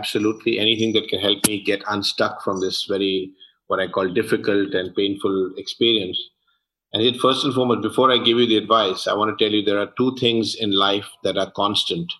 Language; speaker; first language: English; native; English